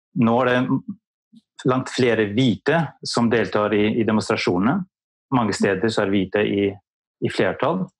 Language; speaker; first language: Norwegian; non-native, fluent; Albanian